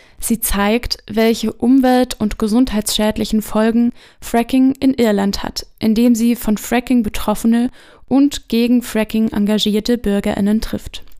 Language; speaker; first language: German; native; German